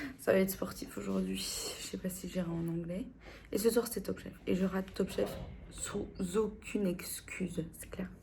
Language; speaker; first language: French; native; French